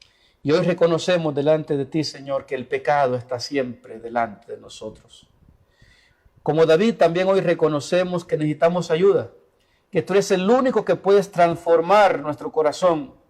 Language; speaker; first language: Spanish; native; Spanish